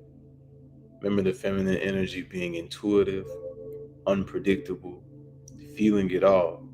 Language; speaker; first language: English; native; English